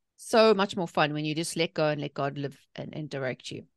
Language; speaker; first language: English; native; English